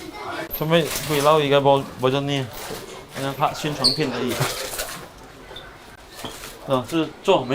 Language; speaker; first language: Chinese; native; Chinese